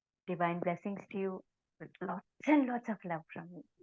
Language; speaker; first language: English; non-native, local second language; Telugu